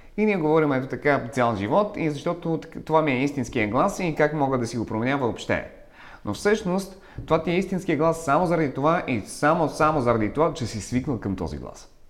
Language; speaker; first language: Bulgarian; non-native, fluent; Russian